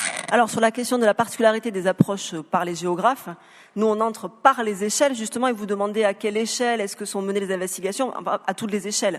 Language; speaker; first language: French; native; French